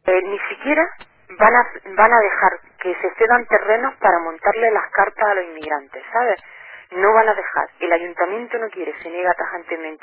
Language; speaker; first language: Spanish; native; Spanish